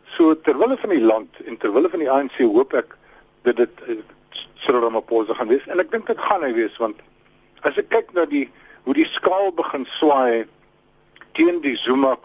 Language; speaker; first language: Afrikaans; native; Afrikaans